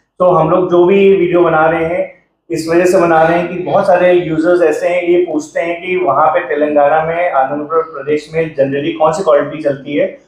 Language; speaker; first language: Hindi; native; Hindi